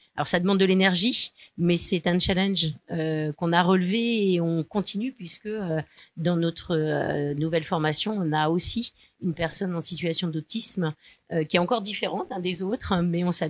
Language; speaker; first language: French; native; French